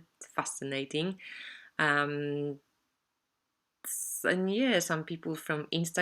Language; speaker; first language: English; non-native, fluent; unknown